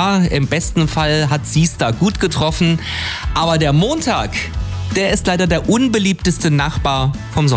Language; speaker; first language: German; native; German